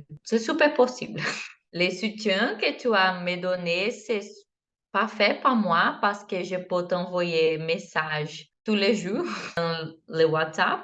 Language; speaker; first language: French; non-native, learner; Portuguese